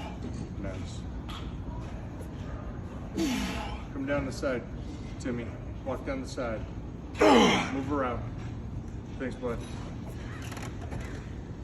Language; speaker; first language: English; native; English